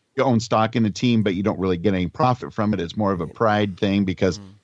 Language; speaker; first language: English; native; English